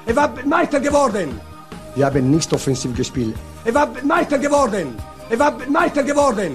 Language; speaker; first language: German; non-native, learner; Italian